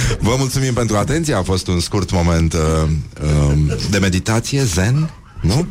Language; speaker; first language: Romanian; native; Romanian